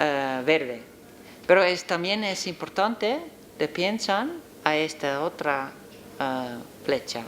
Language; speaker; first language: Spanish; non-native, learner; Dutch